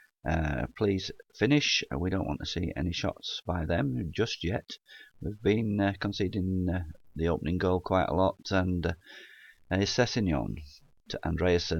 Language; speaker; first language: English; native; English